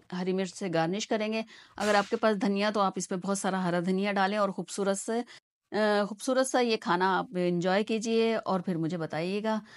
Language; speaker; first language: Hindi; native; Hindi